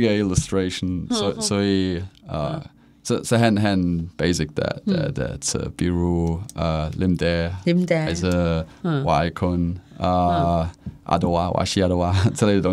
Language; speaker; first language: Chinese; non-native, learner; Czech